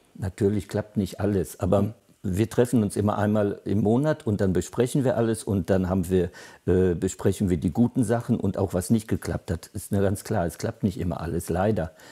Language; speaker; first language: German; native; German